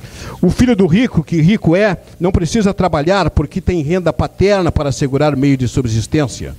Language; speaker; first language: Portuguese; native; Portuguese